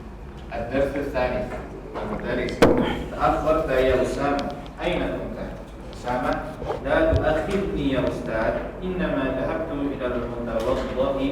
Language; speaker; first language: Arabic; non-native, learner; Indonesian